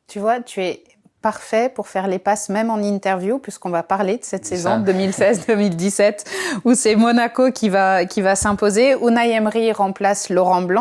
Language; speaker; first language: French; native; French